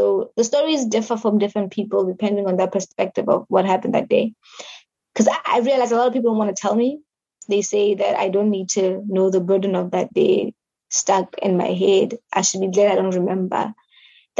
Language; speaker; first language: English; non-native, local second language; Southern Sotho